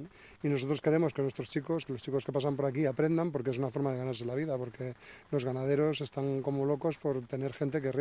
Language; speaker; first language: Spanish; native; Spanish